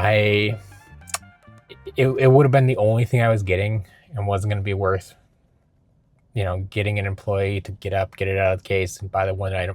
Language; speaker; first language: English; native; English